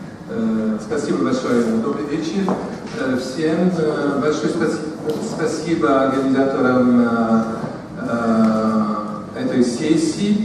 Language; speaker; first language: Russian; non-native, fluent; French